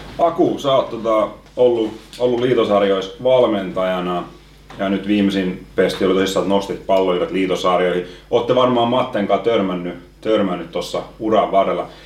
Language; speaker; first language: Finnish; native; Finnish